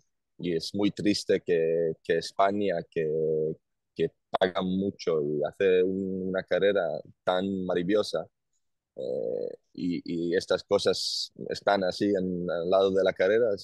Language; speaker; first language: Spanish; non-native, learner; Hebrew